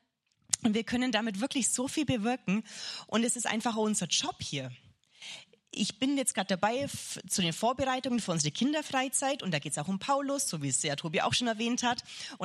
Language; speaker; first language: German; native; German